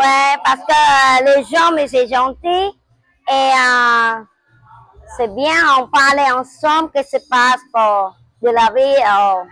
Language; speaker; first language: French; non-native, learner; Khmer